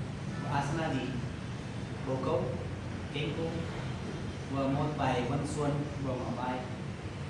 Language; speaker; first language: Vietnamese; non-native, learner; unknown